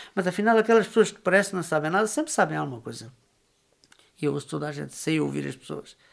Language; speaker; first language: Portuguese; native; Portuguese